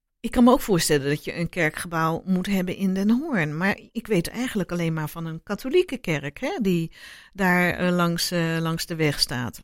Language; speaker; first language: Dutch; native; Dutch